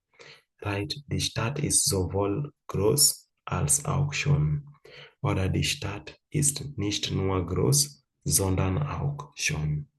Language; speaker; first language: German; non-native, fluent; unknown